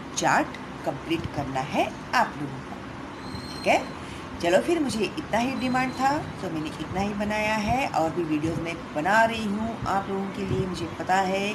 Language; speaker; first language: Hindi; non-native, local second language; Marathi